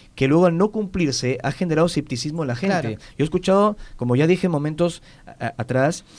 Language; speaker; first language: Spanish; native; Spanish